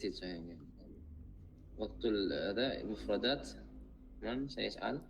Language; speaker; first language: Arabic; non-native, fluent; Indonesian